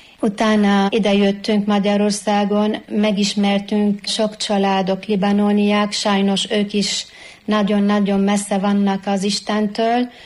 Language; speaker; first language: Hungarian; non-native, fluent; Arabic